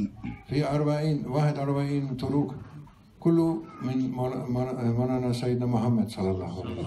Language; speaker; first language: Arabic; non-native, learner; German